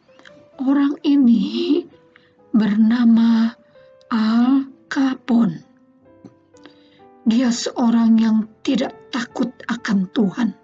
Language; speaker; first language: Indonesian; native; Indonesian